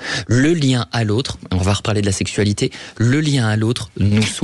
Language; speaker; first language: French; native; French